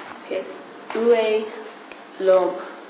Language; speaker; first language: French; non-native, learner; English